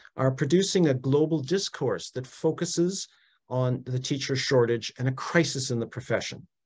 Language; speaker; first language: English; native; English